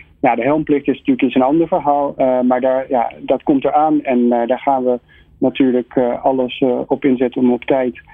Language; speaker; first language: Dutch; native; Dutch